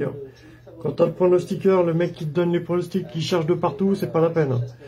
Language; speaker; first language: French; native; French